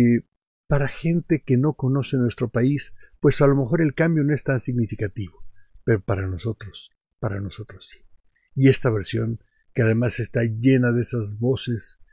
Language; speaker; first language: Spanish; native; Spanish